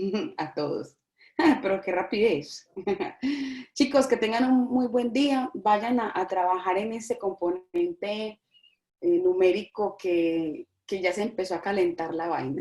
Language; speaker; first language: Spanish; native; Spanish